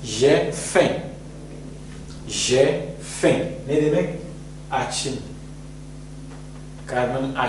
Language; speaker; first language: Turkish; non-native, fluent; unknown